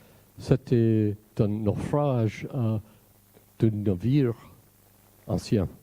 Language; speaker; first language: French; non-native, fluent; English